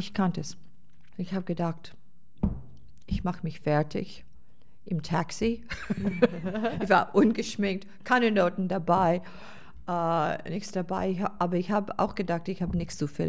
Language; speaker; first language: German; non-native, fluent; English